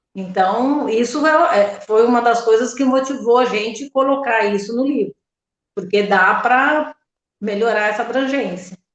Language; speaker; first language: Portuguese; native; Portuguese